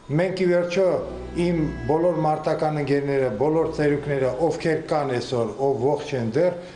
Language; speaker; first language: Armenian; non-native, fluent; Ukrainian